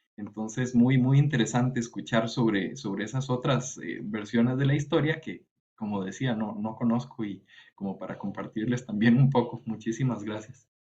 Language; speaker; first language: Spanish; native; Spanish